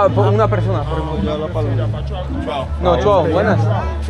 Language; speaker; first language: Spanish; non-native, learner; French